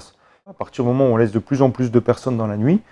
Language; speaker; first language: French; native; French